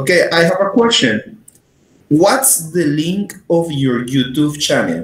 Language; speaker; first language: English; non-native, fluent; Spanish